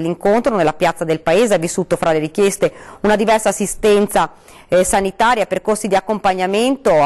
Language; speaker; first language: Italian; native; Italian